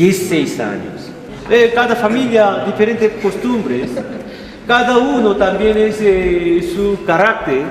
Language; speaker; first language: Spanish; non-native, learner; Korean